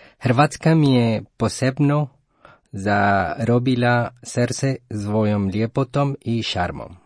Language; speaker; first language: Croatian; non-native, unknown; Spanish